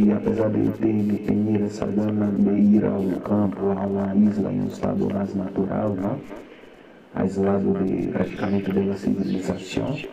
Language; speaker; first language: Spanish; non-native, learner; Portuguese